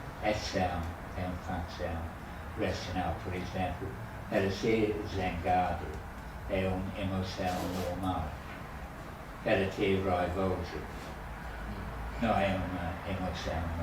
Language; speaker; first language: Portuguese; non-native, fluent; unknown